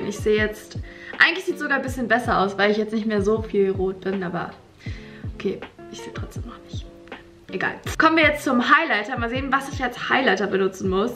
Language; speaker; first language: German; native; German